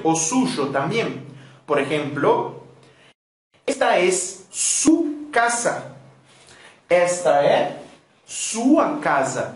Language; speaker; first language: Spanish; non-native, fluent; Portuguese